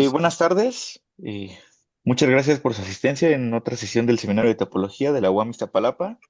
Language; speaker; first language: Spanish; native; Spanish